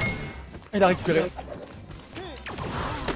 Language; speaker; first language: French; native; French